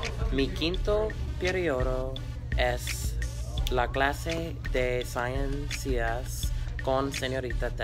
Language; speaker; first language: Spanish; non-native, learner; English